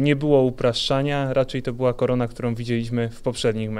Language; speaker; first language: Polish; native; Polish